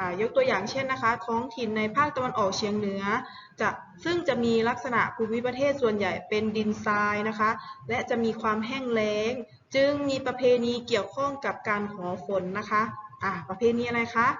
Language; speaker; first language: Thai; native; Thai